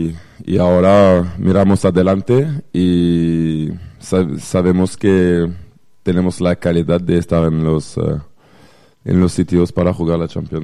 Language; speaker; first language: Spanish; non-native, fluent; French